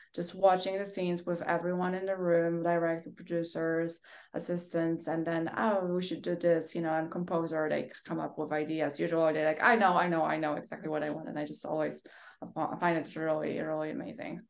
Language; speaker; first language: English; non-native, fluent; Polish